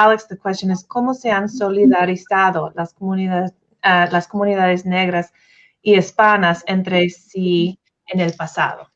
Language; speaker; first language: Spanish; non-native, fluent; English